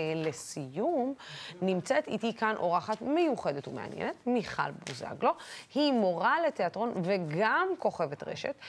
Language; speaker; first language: Hebrew; non-native, local second language; Arabic